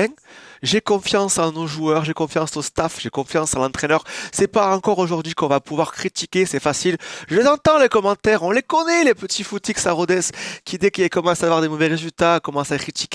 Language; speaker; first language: French; native; French